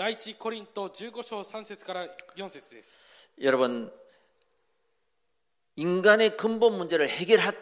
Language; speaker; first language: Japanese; non-native, fluent; Korean